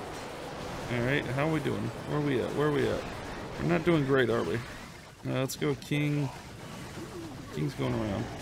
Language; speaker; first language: English; native; English